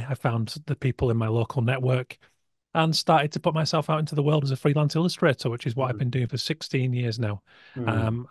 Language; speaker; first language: English; native; English